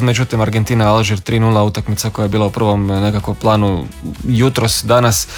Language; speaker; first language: Serbian; native; Serbian